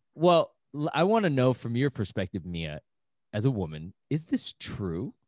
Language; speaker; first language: English; native; English